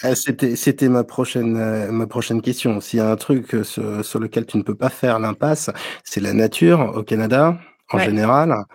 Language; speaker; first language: French; native; French